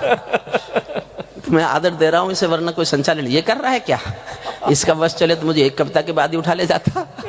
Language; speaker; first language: Hindi; native; Hindi